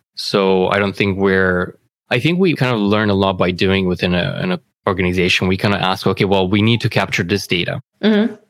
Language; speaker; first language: English; non-native, fluent; Romanian